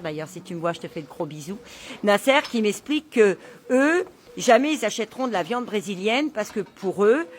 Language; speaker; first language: French; native; French